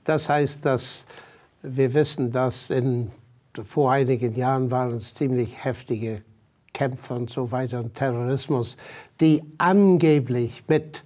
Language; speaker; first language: German; non-native, fluent; English